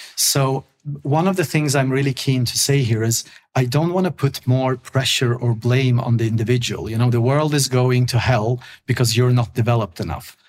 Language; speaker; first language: English; non-native, fluent; Swedish